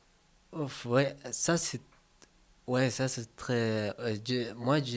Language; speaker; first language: French; non-native, learner; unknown